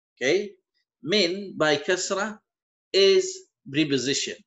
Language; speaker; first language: English; non-native, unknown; Arabic